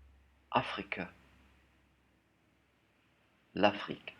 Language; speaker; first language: French; non-native, fluent; German